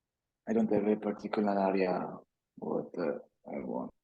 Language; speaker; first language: English; non-native, learner; Italian